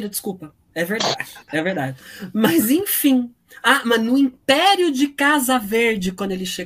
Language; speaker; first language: Portuguese; native; Portuguese